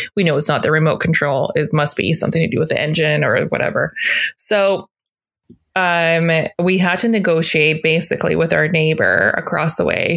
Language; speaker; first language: English; native; English